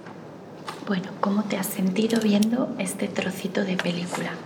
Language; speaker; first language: Spanish; native; Spanish